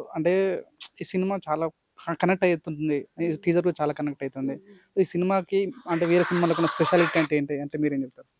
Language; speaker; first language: Telugu; native; Telugu